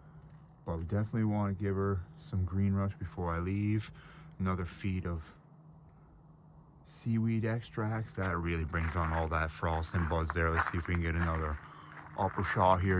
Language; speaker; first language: English; native; English